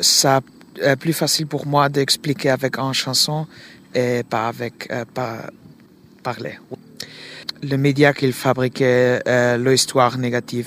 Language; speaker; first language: French; non-native, learner; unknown